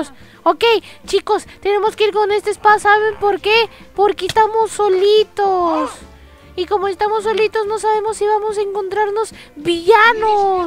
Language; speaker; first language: Spanish; native; Spanish